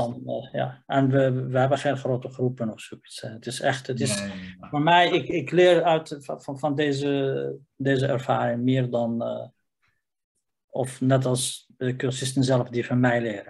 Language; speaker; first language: Dutch; non-native, fluent; Riffian